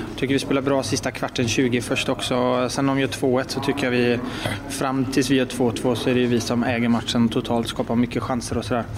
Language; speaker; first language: Swedish; native; Swedish